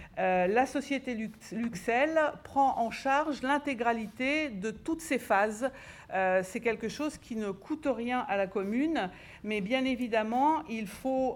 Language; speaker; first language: French; native; French